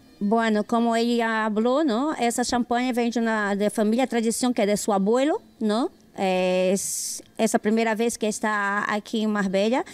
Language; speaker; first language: Portuguese; non-native, learner; Spanish